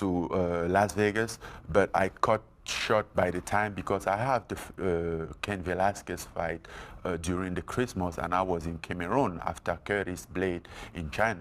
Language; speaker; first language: English; non-native, fluent; French